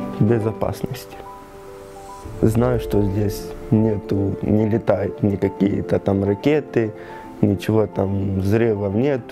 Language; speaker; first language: Russian; native; Russian